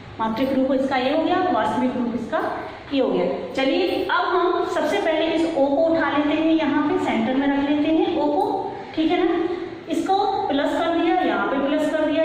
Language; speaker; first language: Hindi; native; Hindi